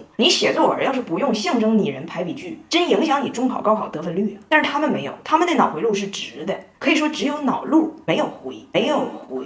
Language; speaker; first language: Chinese; native; Chinese